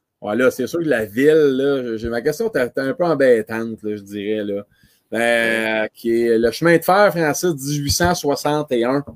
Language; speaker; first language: French; native; French